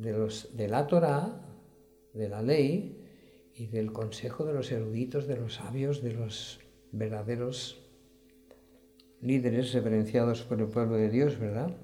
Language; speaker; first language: Spanish; native; Spanish